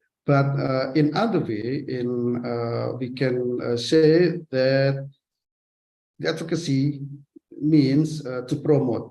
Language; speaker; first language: English; non-native, fluent; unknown